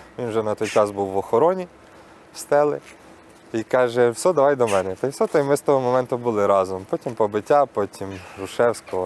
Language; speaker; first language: Ukrainian; native; Ukrainian